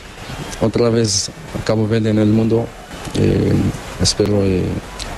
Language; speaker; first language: Spanish; non-native, learner; Portuguese